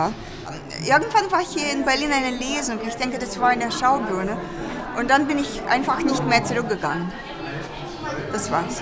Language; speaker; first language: German; non-native, fluent; Russian